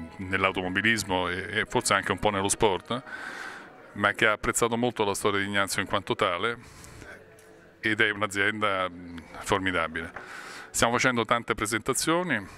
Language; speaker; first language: Italian; native; Italian